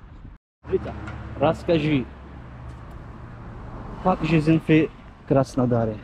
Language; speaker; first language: Russian; non-native, learner; Turkish